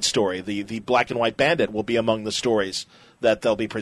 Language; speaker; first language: English; native; English